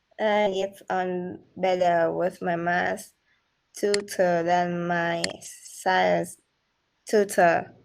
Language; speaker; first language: English; non-native, learner; Vietnamese